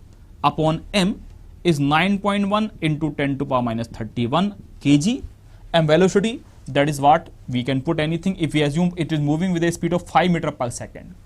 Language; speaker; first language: English; non-native, local second language; Hindi